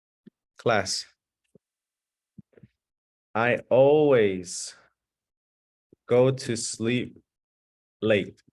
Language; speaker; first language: English; early bilingual, other home language; Spanish